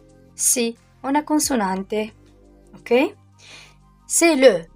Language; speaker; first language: Italian; non-native, learner; Arabic